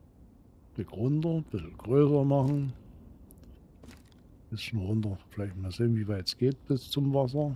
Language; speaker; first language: German; native; German